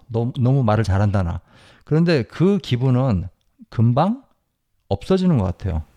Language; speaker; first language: Korean; native; Korean